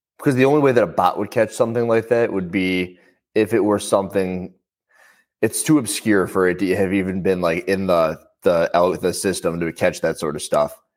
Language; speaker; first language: English; native; English